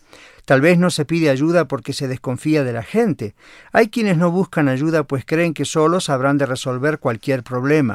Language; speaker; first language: Spanish; native; Spanish